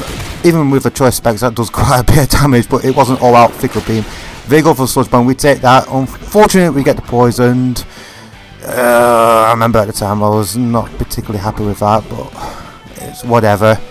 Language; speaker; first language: English; native; English